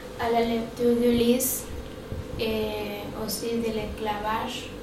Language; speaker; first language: French; non-native, learner; Spanish